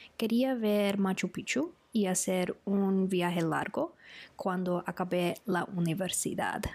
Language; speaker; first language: Spanish; non-native, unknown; English